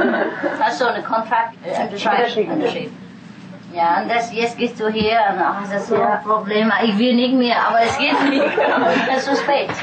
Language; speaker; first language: German; non-native, fluent; Vietnamese